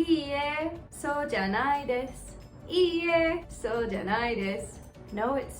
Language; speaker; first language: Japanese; non-native, fluent; English